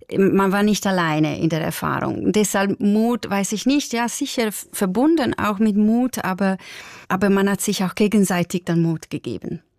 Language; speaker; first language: German; non-native, local second language; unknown